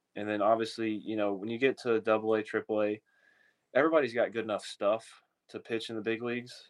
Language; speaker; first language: English; native; English